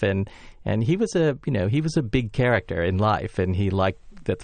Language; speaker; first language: English; native; English